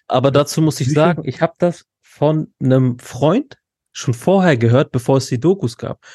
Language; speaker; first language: German; early bilingual, other home language; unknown